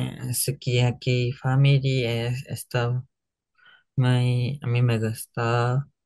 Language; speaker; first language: Spanish; non-native, learner; Japanese